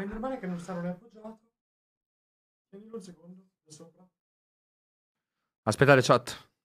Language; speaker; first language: Italian; native; Italian